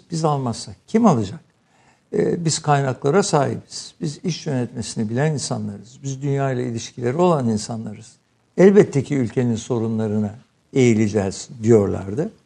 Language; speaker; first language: Turkish; native; Turkish